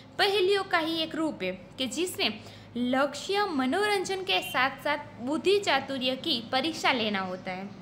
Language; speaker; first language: Hindi; non-native, local second language; Gujarati